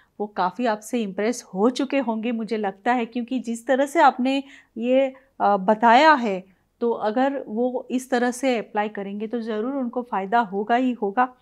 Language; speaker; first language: Hindi; non-native, local second language; Gujarati